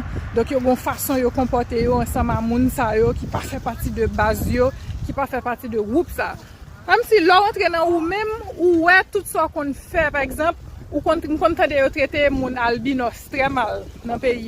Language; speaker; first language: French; non-native, learner; Haitian Creole